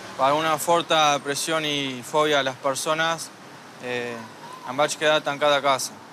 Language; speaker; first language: Catalan; non-native, fluent; Spanish